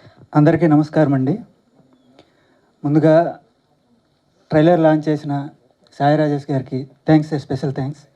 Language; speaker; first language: Telugu; native; Telugu